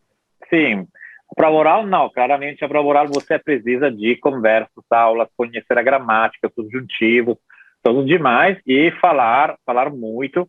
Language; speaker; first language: Portuguese; non-native, fluent; Italian